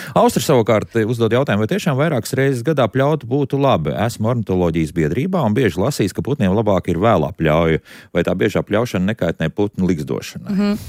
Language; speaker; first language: Latvian; native; Latvian